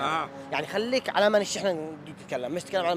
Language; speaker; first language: Arabic; native; Arabic